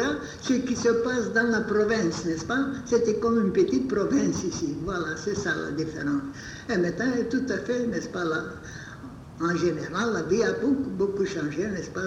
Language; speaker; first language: French; non-native, fluent; Bulgarian